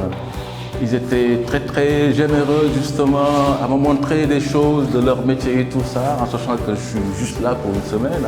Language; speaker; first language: French; native; French